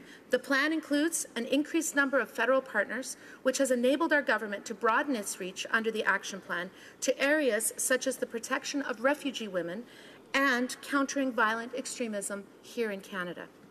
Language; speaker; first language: English; native; English